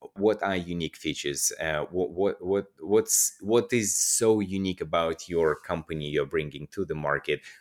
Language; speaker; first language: English; non-native, fluent; Russian